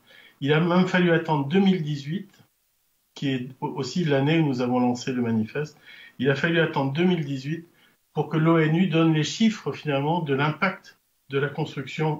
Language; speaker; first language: French; native; French